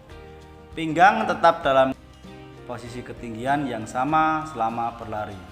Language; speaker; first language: Indonesian; native; Indonesian